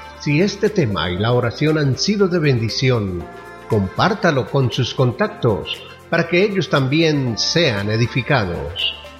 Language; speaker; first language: Spanish; native; Spanish